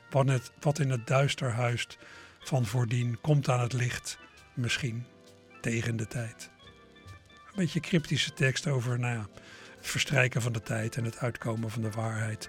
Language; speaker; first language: Dutch; native; Dutch